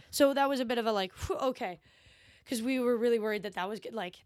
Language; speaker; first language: English; native; English